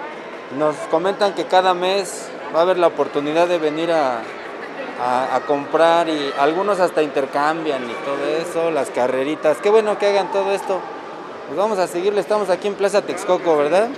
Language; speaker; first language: Spanish; native; Spanish